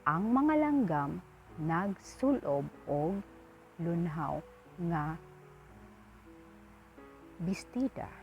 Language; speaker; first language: Cebuano; non-native, learner; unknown